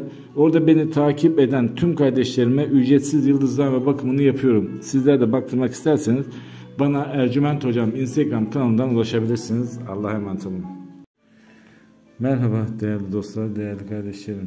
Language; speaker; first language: Turkish; native; Turkish